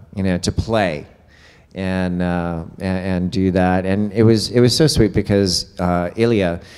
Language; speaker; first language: English; native; English